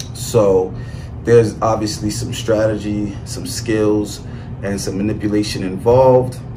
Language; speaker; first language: English; native; English